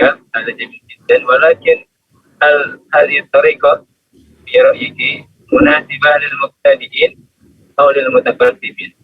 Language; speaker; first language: Arabic; non-native, fluent; Indonesian